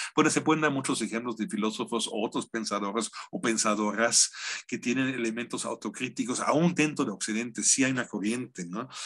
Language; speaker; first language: Spanish; non-native, fluent; German